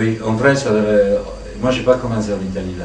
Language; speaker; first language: French; non-native, fluent; Italian